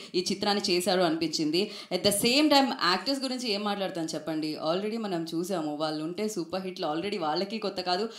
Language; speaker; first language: Telugu; native; Telugu